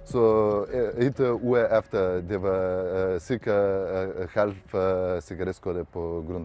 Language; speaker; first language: Danish; non-native, learner; Bulgarian